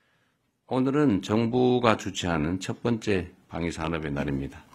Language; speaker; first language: Korean; native; Korean